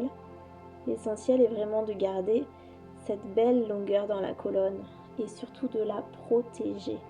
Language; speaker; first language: French; native; French